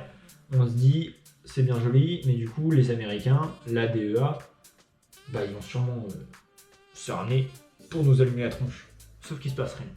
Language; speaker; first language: French; native; French